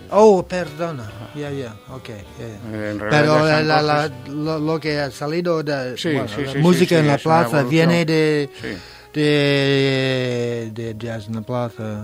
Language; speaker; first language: Spanish; non-native, learner; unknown